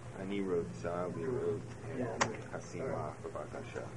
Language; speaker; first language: Hebrew; non-native, learner; English